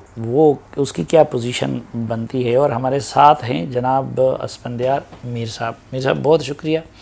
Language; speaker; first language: Urdu; non-native, local second language; Pashto